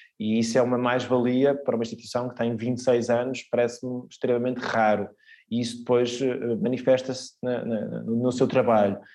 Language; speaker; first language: Portuguese; early bilingual, heritage; Portuguese